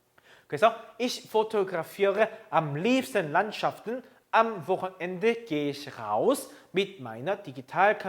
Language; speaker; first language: German; non-native, fluent; Korean